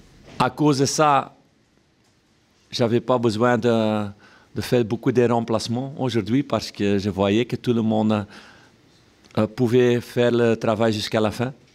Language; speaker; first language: French; non-native, local second language; Dutch